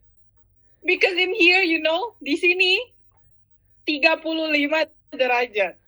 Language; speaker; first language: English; non-native, fluent; Indonesian